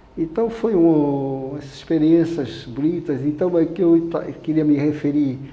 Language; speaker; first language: Portuguese; native; Portuguese